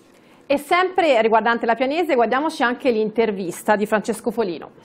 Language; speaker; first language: Italian; native; Italian